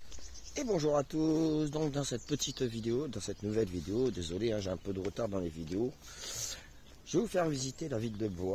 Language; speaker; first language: French; native; French